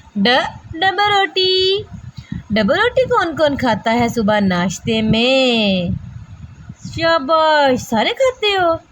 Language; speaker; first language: Urdu; non-native, local second language; Punjabi